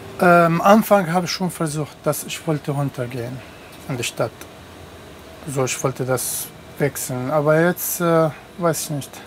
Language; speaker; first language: German; non-native, learner; Arabic